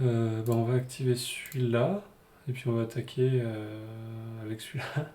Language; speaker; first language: French; native; French